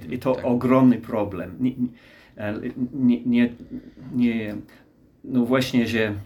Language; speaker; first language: Polish; non-native, learner; English